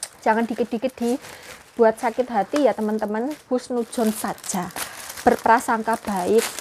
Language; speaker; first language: Indonesian; non-native, local second language; Javanese